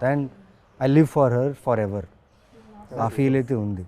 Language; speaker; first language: Telugu; native; Telugu